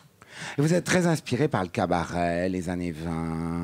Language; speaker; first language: French; native; French